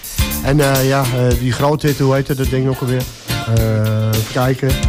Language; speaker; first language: Dutch; native; Dutch